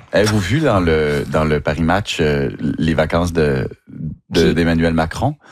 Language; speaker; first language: French; native; French